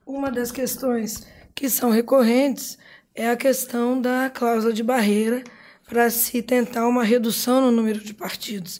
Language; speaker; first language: Portuguese; native; Portuguese